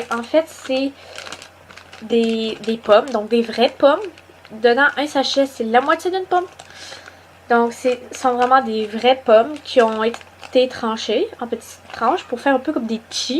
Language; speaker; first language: French; native; French